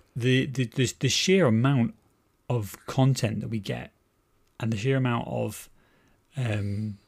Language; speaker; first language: English; native; English